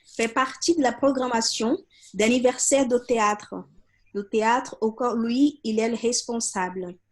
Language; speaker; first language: French; non-native, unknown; Portuguese